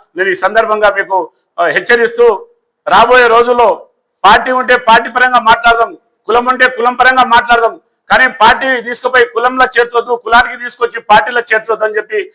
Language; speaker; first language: Telugu; non-native, local second language; Lambadi